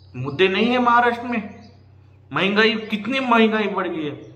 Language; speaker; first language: Hindi; non-native, local second language; Marathi